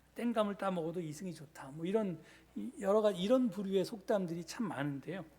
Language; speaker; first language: Korean; native; Korean